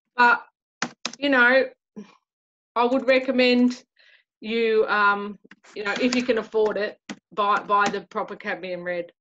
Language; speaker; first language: English; native; English